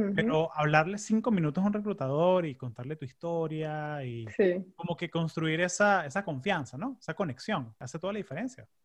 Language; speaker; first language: Spanish; early bilingual, heritage; Spanish